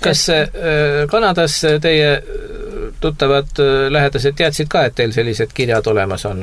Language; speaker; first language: Estonian; native; Estonian